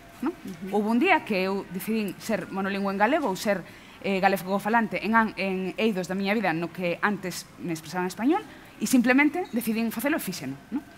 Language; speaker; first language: Galician; non-native, local second language; Spanish